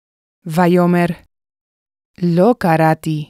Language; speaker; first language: Hebrew; non-native, fluent; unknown